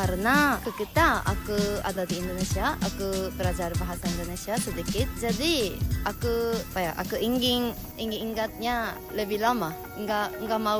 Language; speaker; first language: Indonesian; non-native, learner; Japanese